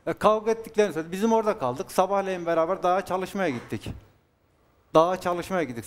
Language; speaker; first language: Turkish; native; Turkish